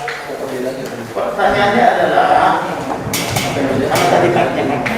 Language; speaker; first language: Indonesian; native; Indonesian